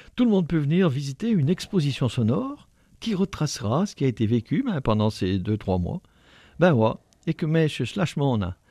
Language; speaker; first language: French; native; French